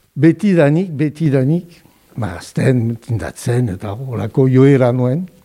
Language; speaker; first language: Basque; non-native, local second language; French